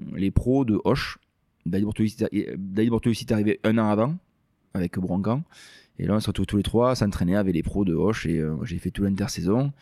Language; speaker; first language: French; native; French